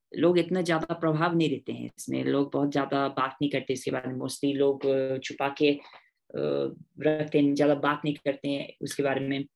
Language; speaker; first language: Hindi; non-native, fluent; English